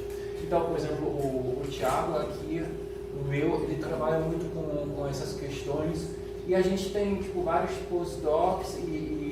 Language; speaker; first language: Portuguese; non-native, fluent; German